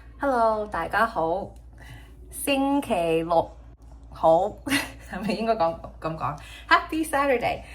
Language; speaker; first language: Cantonese; early bilingual, heritage; Cantonese